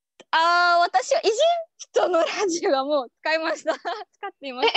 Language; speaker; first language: Japanese; non-native, learner; Arabic